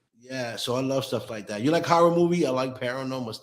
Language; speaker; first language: English; native; English